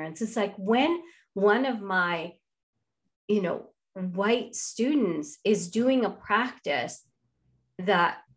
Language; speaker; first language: English; non-native, fluent; Spanish